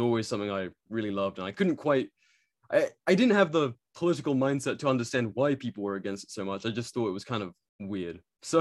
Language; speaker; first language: English; native; English